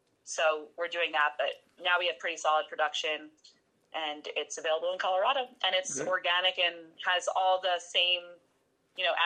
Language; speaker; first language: English; native; English